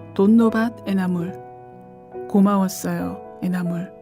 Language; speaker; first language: Korean; native; Korean